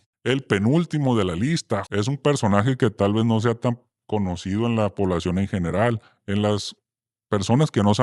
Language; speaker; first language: Spanish; native; Spanish